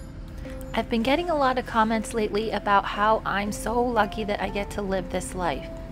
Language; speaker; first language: English; native; English